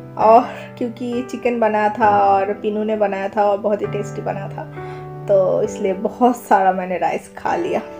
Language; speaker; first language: Hindi; non-native, local second language; Bangla